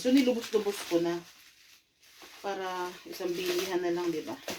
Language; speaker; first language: Filipino; native; Filipino